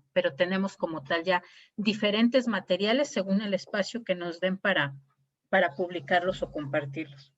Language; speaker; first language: Spanish; native; Spanish